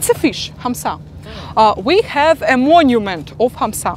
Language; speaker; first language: English; non-native, learner; Russian